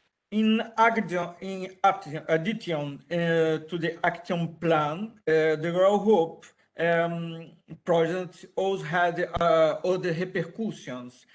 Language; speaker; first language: English; non-native, learner; Portuguese